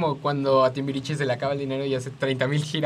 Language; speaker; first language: Spanish; native; Spanish